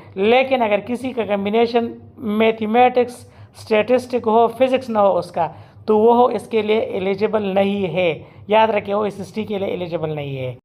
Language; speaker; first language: Urdu; non-native, local second language; Pashto